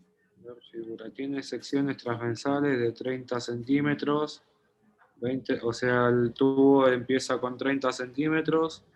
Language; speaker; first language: Spanish; native; Spanish